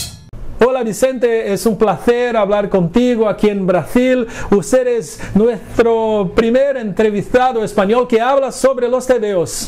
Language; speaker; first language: Spanish; non-native, fluent; Portuguese